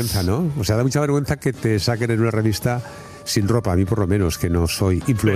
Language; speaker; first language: Spanish; native; Spanish